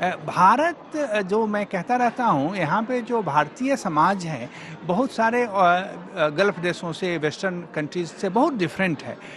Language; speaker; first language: Hindi; native; Hindi